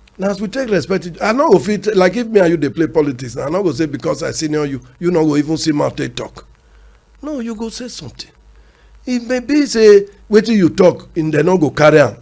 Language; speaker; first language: Nigerian Pidgin; non-native, local second language; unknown